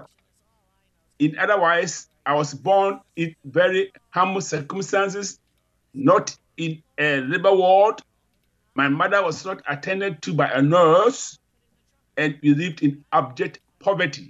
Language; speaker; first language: English; non-native, local second language; Akan